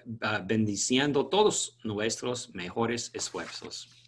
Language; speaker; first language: Spanish; non-native, fluent; English